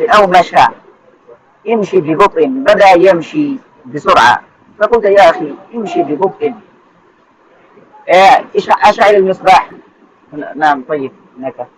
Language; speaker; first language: Arabic; non-native, fluent; Bangla